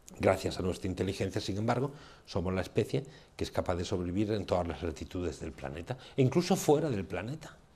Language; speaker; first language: Spanish; native; Spanish